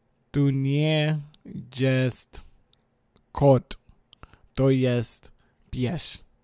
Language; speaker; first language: Polish; non-native, learner; English